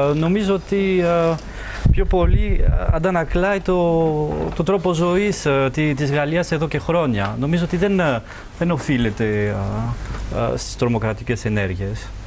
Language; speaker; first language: Greek; non-native, fluent; French